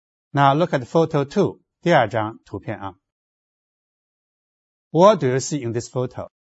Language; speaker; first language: English; non-native, fluent; Chinese